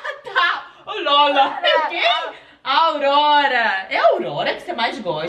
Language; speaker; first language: Portuguese; native; Portuguese